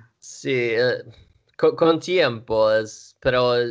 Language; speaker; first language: Italian; non-native, learner; Swedish